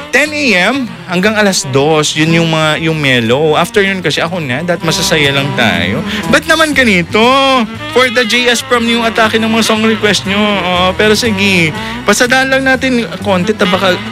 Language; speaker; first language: Filipino; non-native, local second language; Iloko